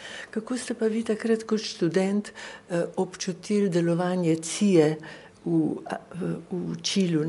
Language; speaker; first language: Slovenian; native; Slovenian